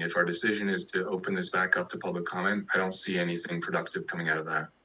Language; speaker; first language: English; native; English